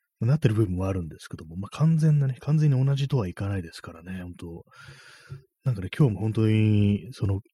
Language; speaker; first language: Japanese; native; Japanese